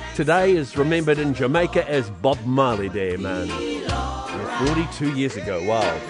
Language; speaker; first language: English; native; English